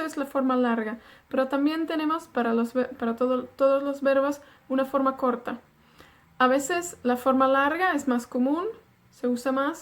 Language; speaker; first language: Spanish; non-native, fluent; Welsh